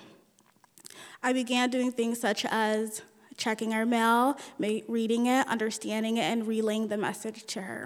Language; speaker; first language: English; early bilingual, other home language; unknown